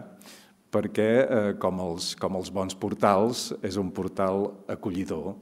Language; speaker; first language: Catalan; native; Catalan